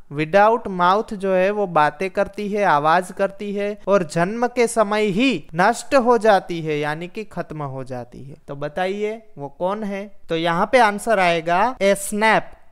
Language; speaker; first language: Hindi; non-native, local second language; Gujarati